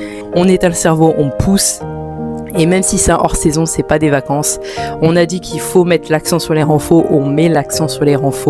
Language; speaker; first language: French; native; French